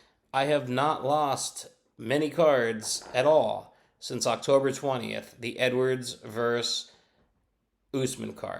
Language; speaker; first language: English; native; English